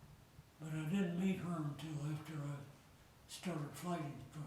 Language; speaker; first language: English; native; English